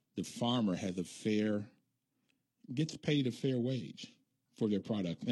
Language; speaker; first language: English; native; English